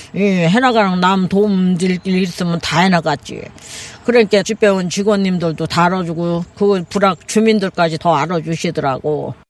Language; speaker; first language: Korean; native; Korean